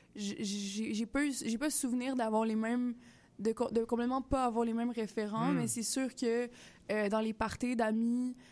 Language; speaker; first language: French; native; French